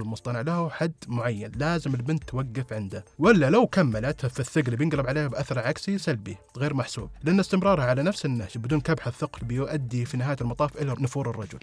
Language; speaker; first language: Arabic; native; Arabic